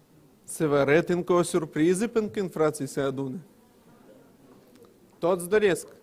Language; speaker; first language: Romanian; non-native, local second language; Russian